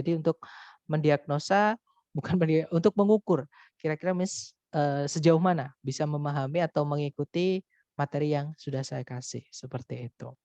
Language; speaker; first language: Indonesian; non-native, local second language; Javanese